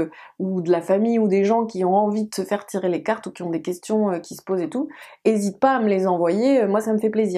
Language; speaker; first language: French; native; French